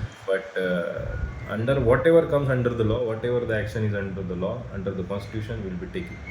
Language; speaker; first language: English; non-native, local second language; Marathi